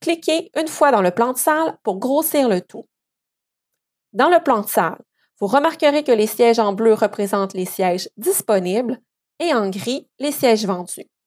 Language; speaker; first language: French; native; French